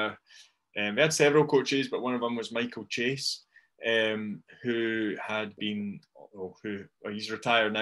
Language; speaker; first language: English; native; English